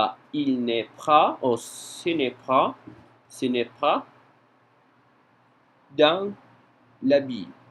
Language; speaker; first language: French; non-native, learner; Spanish